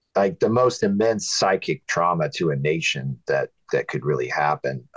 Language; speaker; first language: English; native; English